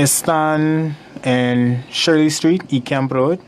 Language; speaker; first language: Spanish; non-native, learner; English